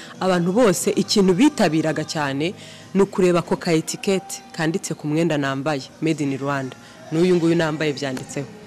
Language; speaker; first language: Kinyarwanda; native; Kinyarwanda